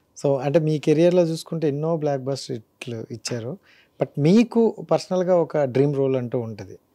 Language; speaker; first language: Telugu; native; Telugu